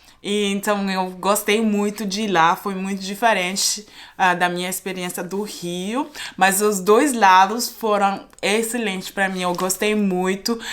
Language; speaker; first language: Portuguese; non-native, fluent; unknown